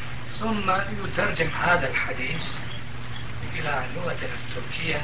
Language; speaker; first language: Arabic; non-native, local second language; Turkish